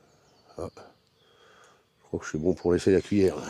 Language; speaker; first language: French; native; French